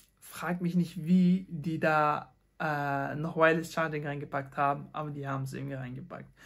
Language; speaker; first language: German; non-native, fluent; Persian